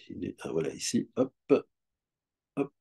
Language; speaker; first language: French; native; French